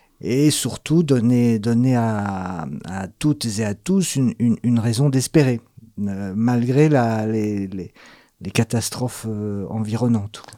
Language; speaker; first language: French; native; French